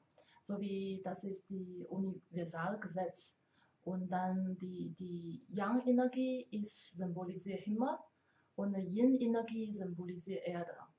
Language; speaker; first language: German; non-native, learner; Chinese